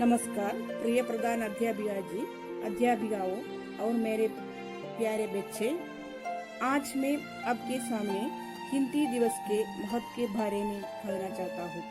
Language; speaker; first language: Hindi; non-native, local second language; Malayalam